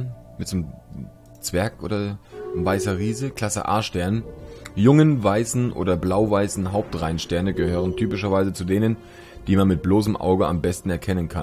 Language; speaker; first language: German; native; German